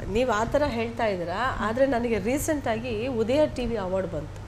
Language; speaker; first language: Kannada; native; Kannada